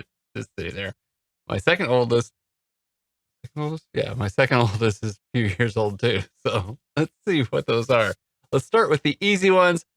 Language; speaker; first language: English; native; English